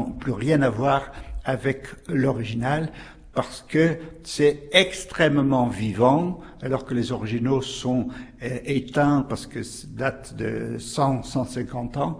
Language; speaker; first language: French; native; French